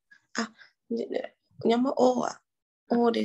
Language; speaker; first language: Japanese; non-native, learner; Vietnamese